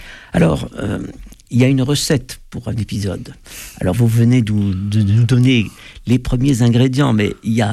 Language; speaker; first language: French; native; French